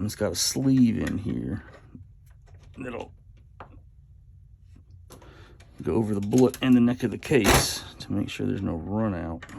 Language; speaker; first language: English; native; English